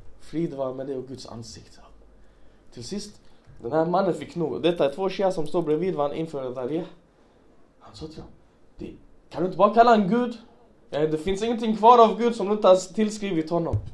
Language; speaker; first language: Swedish; early bilingual, other home language; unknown